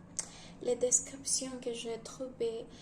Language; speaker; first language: French; non-native, learner; Spanish